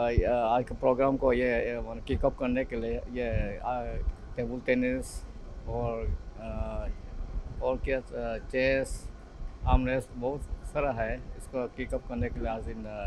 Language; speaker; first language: Hindi; non-native, local second language; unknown